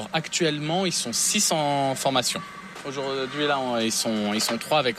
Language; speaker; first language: French; native; French